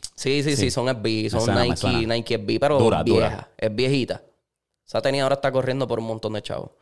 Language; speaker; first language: Spanish; native; Spanish